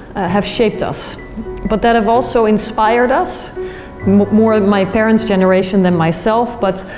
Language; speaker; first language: English; non-native, fluent; Dutch